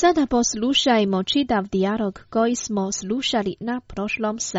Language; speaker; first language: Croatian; non-native, fluent; Chinese